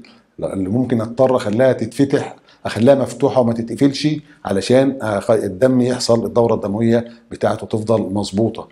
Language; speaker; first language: Arabic; native; Arabic